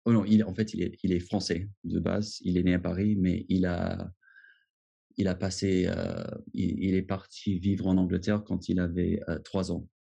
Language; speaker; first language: French; non-native, fluent; English